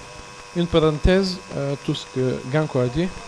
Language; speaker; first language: French; non-native, fluent; Bulgarian